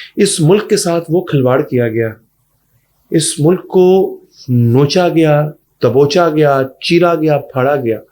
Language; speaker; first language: Urdu; native; Urdu